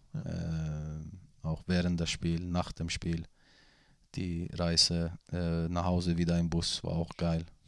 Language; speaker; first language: German; non-native, fluent; Swedish